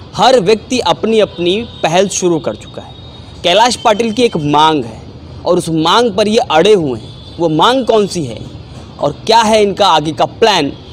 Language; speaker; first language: Hindi; native; Hindi